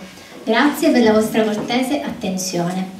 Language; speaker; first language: Italian; native; Italian